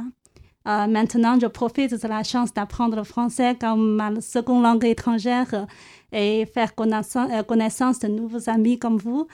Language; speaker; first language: French; non-native, learner; Chinese